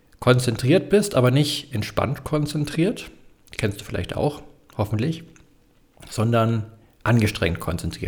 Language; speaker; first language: German; native; German